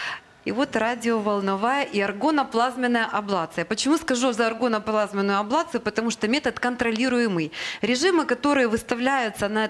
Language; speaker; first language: Russian; native; Russian